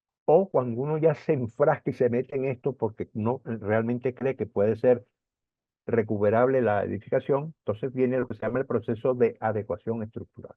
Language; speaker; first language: Spanish; native; Spanish